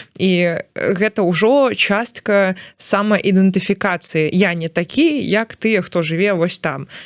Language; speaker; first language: Belarusian; native; Belarusian